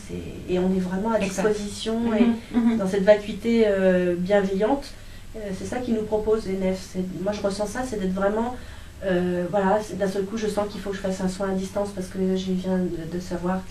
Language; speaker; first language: French; native; French